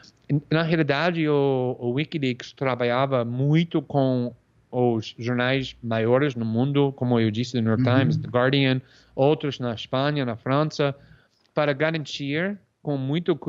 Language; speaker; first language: Portuguese; non-native, fluent; English